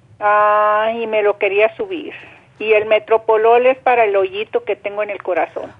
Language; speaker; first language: Spanish; native; Spanish